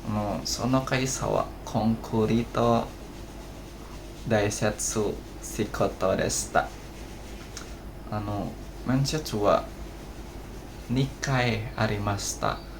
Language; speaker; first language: Japanese; non-native, learner; Indonesian